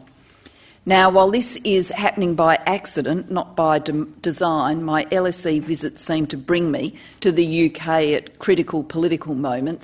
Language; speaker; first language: English; native; English